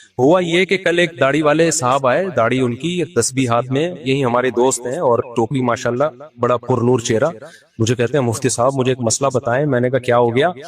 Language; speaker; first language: Urdu; native; Urdu